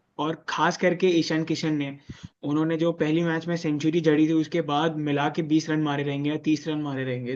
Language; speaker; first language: Hindi; native; Hindi